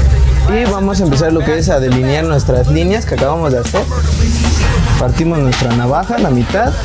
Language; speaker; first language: Spanish; native; Spanish